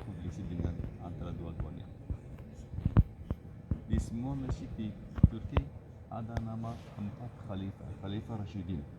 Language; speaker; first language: Indonesian; non-native, learner; Turkish